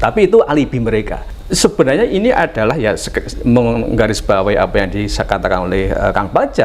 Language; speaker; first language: Indonesian; native; Indonesian